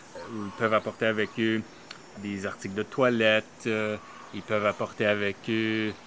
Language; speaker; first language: French; native; French